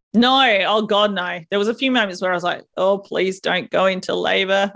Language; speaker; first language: English; native; English